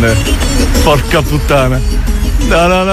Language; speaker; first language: Italian; native; Italian